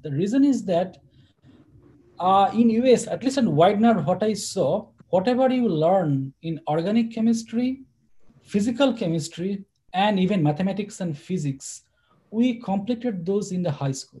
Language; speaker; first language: English; non-native, local second language; Bangla